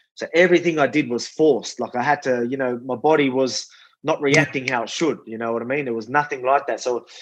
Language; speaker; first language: English; native; English